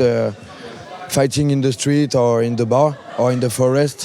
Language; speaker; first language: English; non-native, learner; French